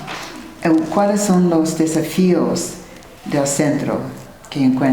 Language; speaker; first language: Spanish; non-native, fluent; English